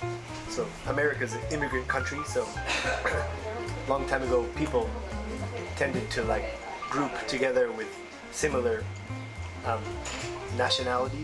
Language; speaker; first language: English; non-native, fluent; Japanese